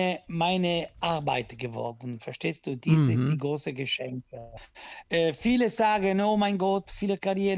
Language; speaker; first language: German; non-native, local second language; Italian